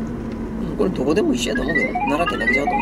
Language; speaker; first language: Japanese; native; Japanese